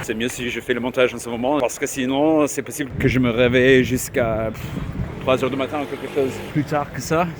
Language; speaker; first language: French; non-native, fluent; English